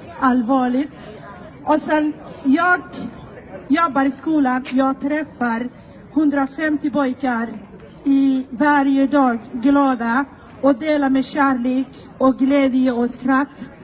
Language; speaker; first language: Swedish; non-native, learner; Somali